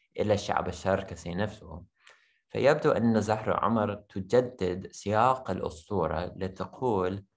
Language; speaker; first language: Arabic; non-native, fluent; English